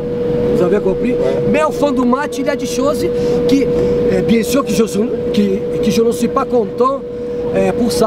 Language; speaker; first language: French; non-native, learner; Portuguese